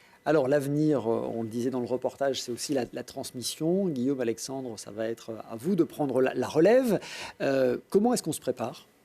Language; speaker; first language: French; native; French